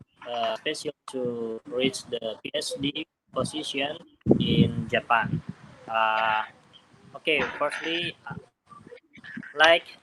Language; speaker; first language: English; non-native, learner; Indonesian